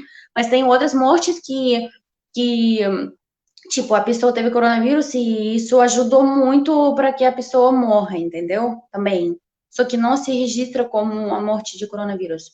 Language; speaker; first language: Portuguese; non-native, fluent; Russian